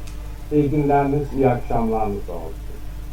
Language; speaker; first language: Turkish; native; Turkish